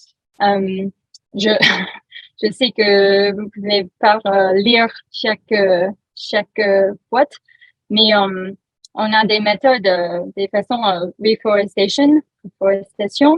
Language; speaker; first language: French; non-native, learner; English